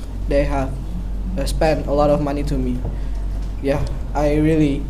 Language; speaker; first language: English; non-native, learner; Indonesian